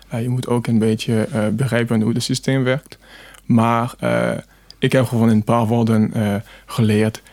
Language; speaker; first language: Dutch; non-native, fluent; French